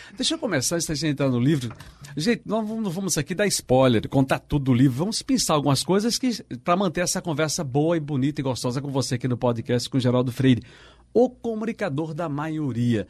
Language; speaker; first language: Portuguese; native; Portuguese